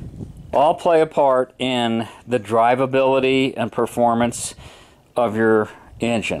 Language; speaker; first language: English; native; English